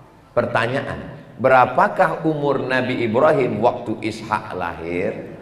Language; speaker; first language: Malay; native; Malay